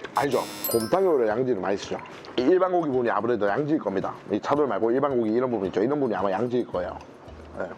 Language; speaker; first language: Korean; native; Korean